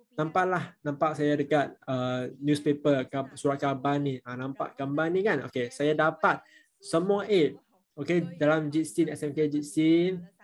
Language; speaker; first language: Malay; non-native, local second language; Chinese